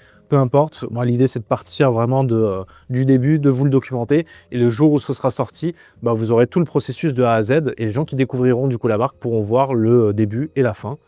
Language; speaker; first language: French; native; French